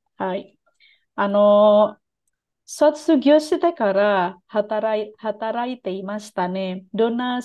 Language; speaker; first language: Japanese; non-native, fluent; Indonesian